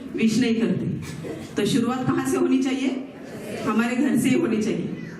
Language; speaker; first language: Hindi; non-native, local second language; Marathi